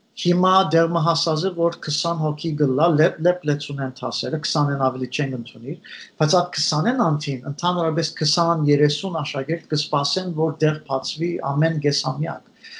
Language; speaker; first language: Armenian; early bilingual, heritage; Armenian